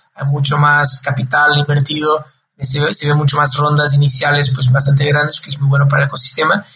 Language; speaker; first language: Spanish; non-native, fluent; Portuguese